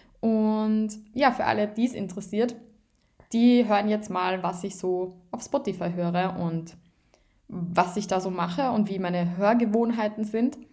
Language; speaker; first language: German; native; German